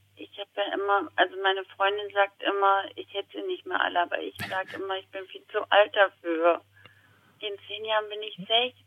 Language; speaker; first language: German; early bilingual, other home language; Italian